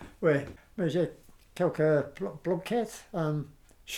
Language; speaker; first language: French; non-native, learner; English